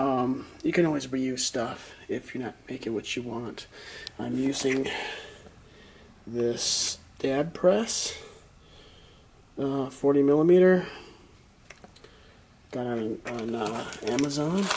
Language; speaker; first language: English; native; English